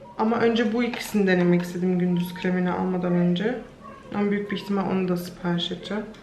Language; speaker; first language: Turkish; early bilingual, heritage; Turkish